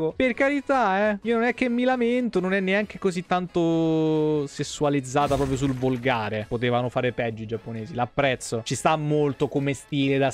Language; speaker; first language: Italian; native; Italian